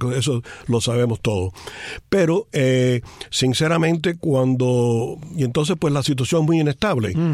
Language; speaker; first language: Spanish; native; Spanish